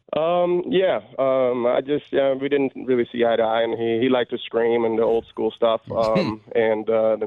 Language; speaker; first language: English; non-native, fluent; Swedish